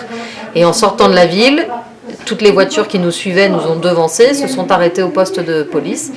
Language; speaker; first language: French; native; French